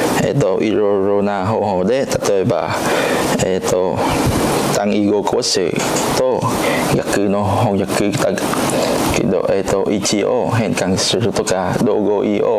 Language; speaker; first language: Japanese; non-native, learner; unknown